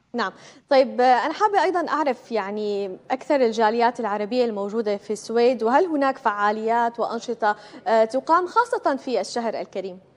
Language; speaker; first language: Arabic; native; Arabic